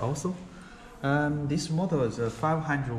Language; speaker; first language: English; non-native, learner; Chinese